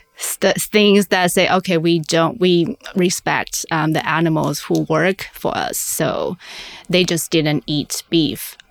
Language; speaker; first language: English; non-native, fluent; Chinese